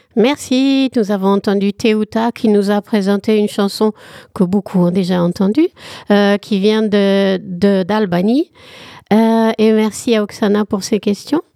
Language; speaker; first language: French; native; French